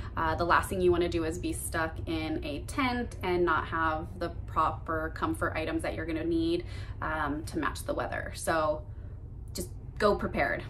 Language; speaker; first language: English; native; English